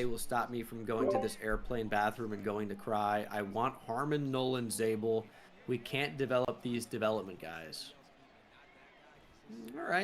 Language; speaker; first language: English; native; English